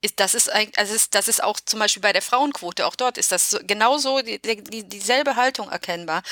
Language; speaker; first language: German; early bilingual, other home language; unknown